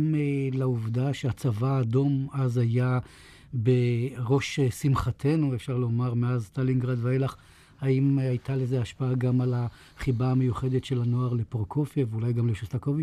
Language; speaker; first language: Hebrew; native; Hebrew